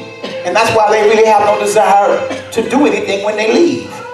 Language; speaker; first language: English; native; English